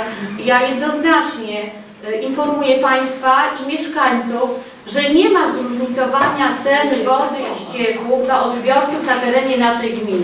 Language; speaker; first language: Polish; native; Polish